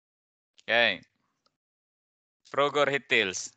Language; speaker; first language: Swedish; non-native, fluent; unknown